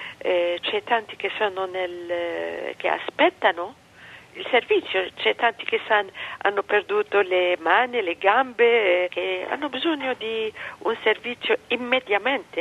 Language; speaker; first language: Italian; non-native, fluent; Arabic